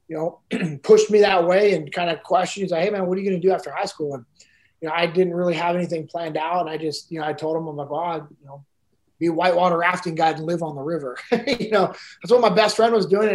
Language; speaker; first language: English; native; English